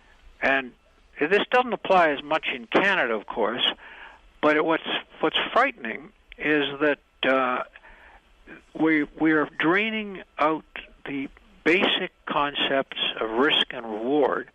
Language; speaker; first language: English; native; English